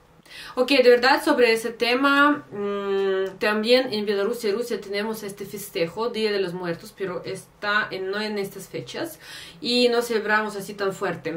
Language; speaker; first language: Spanish; non-native, fluent; Russian